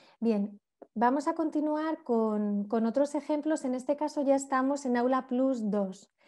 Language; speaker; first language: Spanish; native; Spanish